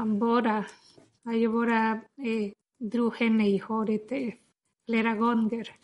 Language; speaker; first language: Swedish; non-native, learner; Spanish